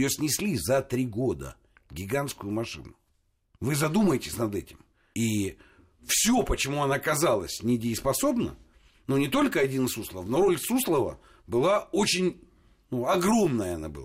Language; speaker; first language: Russian; native; Russian